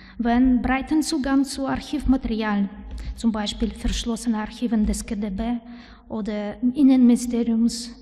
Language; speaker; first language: German; non-native, learner; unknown